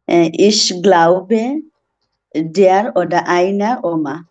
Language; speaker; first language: German; non-native, learner; Bangla